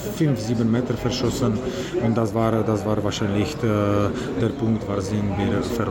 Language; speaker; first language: German; non-native, learner; Czech